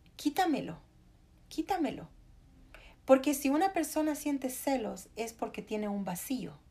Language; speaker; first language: Spanish; native; Spanish